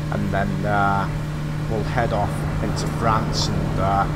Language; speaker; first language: English; native; English